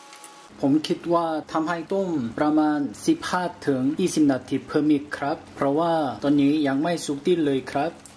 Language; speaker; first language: Thai; non-native, learner; Korean